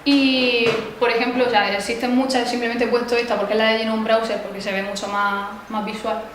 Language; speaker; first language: Spanish; native; Spanish